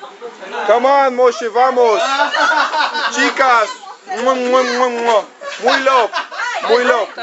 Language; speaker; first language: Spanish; non-native, learner; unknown